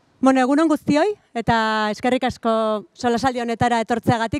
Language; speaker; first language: Basque; native; Basque